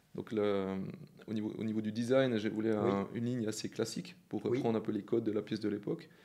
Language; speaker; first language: French; native; French